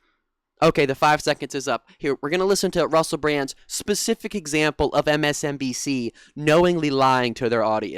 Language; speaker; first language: English; native; English